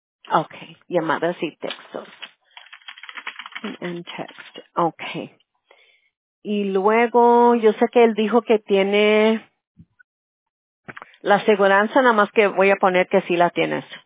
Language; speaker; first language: Spanish; early bilingual, heritage; Spanish